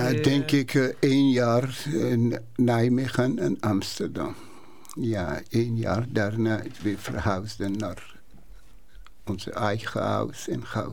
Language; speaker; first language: Dutch; non-native, learner; Persian